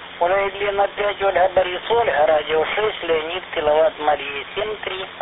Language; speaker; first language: Russian; native; Russian